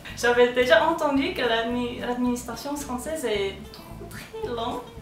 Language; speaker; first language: French; non-native, learner; Korean